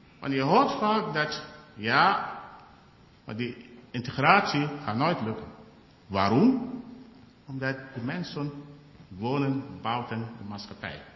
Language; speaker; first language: Dutch; non-native, fluent; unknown